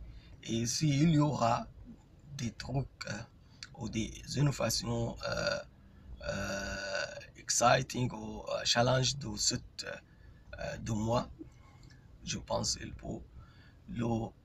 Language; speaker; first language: French; non-native, fluent; Arabic